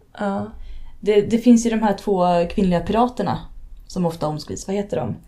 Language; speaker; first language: Swedish; native; Swedish